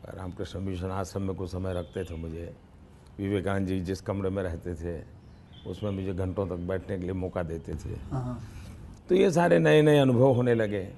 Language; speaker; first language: Hindi; non-native, local second language; Gujarati